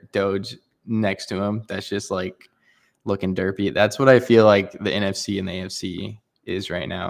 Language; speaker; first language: English; native; English